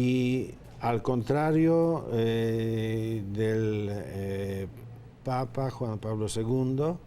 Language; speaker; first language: Spanish; non-native, fluent; Polish